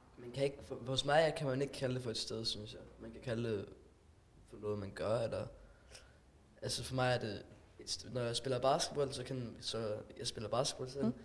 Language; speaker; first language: Danish; non-native, local second language; German